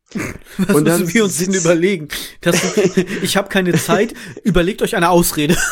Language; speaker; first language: German; native; German